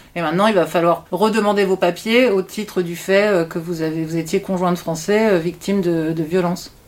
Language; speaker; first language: French; native; French